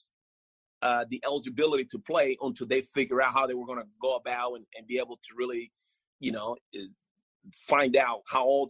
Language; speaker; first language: English; non-native, fluent; Spanish